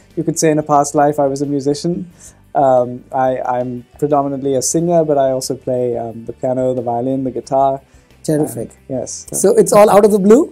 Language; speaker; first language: English; native; English